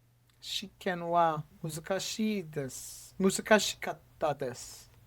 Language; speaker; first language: Japanese; non-native, learner; English